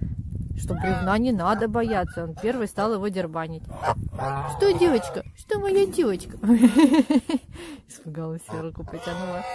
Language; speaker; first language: Russian; native; Russian